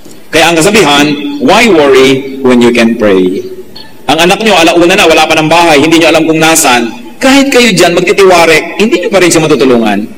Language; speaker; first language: Filipino; native; Filipino